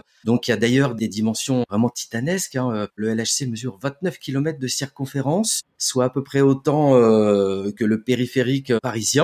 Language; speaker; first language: French; native; French